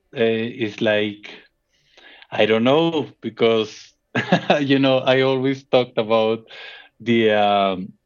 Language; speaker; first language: English; non-native, fluent; Spanish